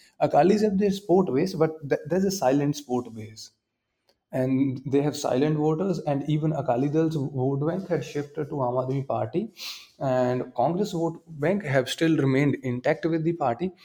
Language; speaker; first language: English; non-native, local second language; Punjabi